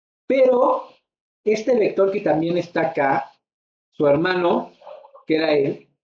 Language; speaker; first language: Spanish; native; Spanish